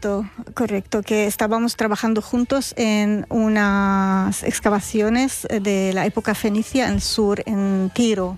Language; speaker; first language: Spanish; non-native, fluent; Arabic